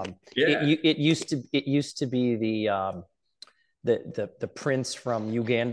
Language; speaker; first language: English; native; English